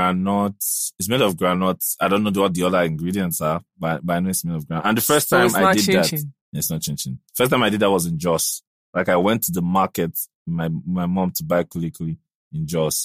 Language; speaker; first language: English; non-native, local second language; Igbo